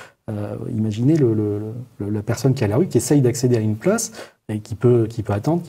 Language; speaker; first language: French; native; French